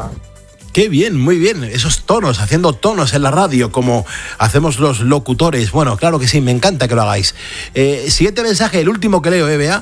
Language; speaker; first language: Spanish; native; Spanish